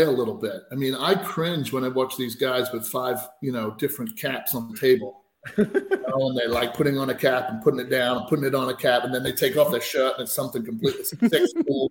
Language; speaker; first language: English; native; English